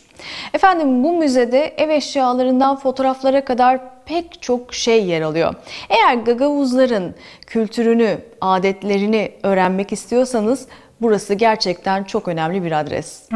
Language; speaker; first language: Turkish; native; Turkish